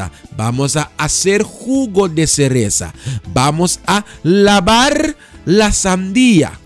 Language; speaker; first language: Spanish; non-native, fluent; Dutch